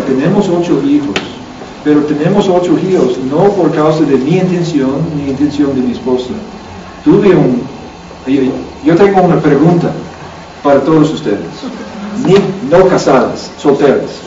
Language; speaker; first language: Spanish; non-native, learner; English